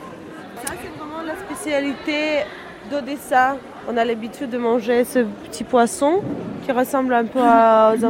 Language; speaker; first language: French; non-native, fluent; Russian